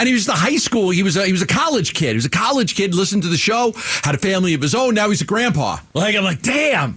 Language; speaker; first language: English; native; English